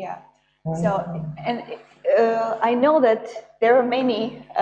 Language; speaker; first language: English; non-native, fluent; Russian